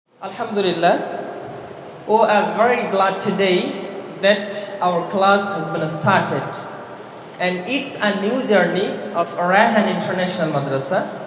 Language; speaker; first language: English; non-native, local second language; Bangla